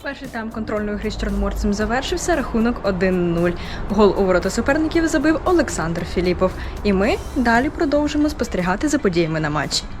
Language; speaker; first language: Ukrainian; native; Ukrainian